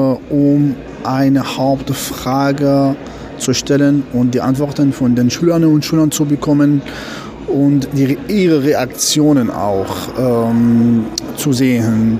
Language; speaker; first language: German; non-native, fluent; Arabic